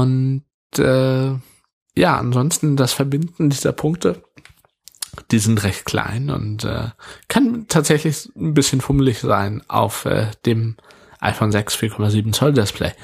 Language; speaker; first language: German; native; German